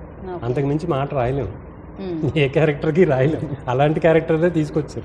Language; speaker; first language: Telugu; native; Telugu